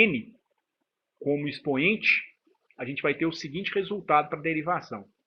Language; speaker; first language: Portuguese; native; Portuguese